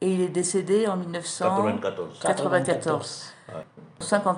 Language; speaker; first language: French; native; French